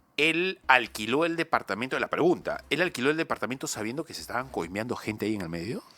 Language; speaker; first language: Spanish; native; Spanish